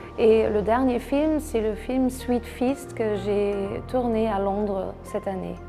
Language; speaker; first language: French; non-native, fluent; German